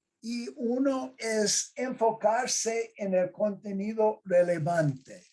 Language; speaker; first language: Spanish; non-native, fluent; English